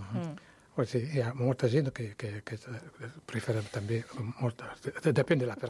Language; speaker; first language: Catalan; non-native, learner; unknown